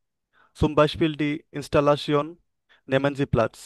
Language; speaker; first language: German; non-native, learner; Bangla